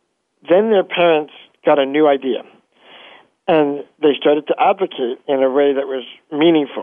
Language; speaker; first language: English; native; English